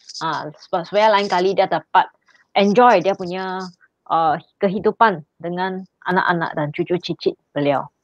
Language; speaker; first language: Malay; non-native, local second language; Chinese